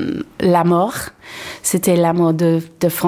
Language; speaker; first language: French; non-native, learner; English